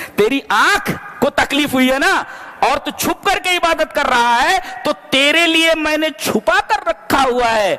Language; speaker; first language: Urdu; native; Urdu